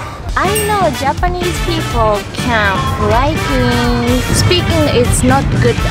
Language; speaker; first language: English; non-native, learner; Japanese